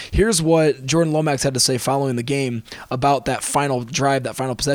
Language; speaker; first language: English; native; English